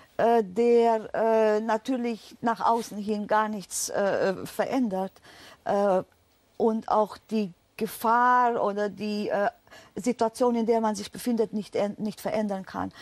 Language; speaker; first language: German; native; German